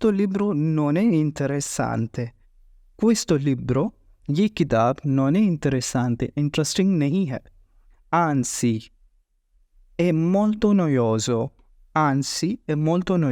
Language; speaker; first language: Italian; non-native, fluent; Urdu